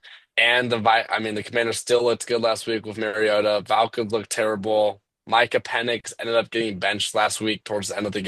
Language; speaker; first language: English; native; English